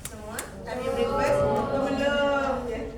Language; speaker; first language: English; non-native, learner; Indonesian